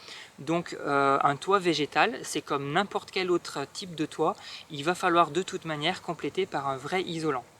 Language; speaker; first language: French; native; French